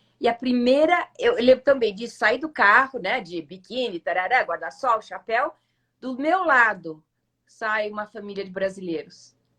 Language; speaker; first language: Portuguese; native; Portuguese